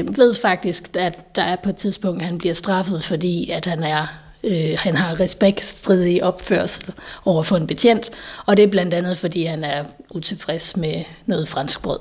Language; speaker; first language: Danish; native; Danish